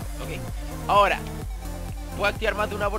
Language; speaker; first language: Spanish; native; Spanish